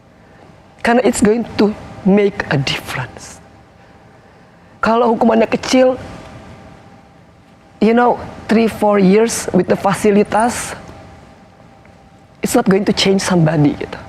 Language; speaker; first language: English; non-native, fluent; Indonesian